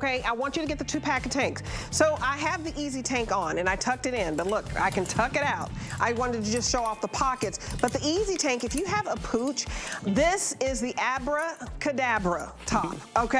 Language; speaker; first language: English; native; English